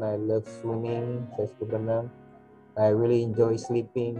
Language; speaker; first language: English; non-native, fluent; Indonesian